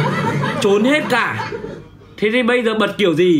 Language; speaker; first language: Vietnamese; native; Vietnamese